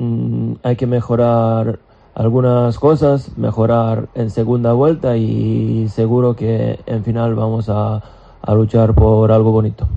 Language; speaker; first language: Spanish; non-native, fluent; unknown